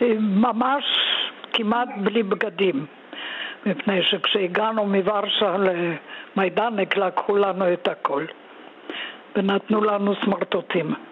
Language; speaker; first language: Hebrew; non-native, fluent; Polish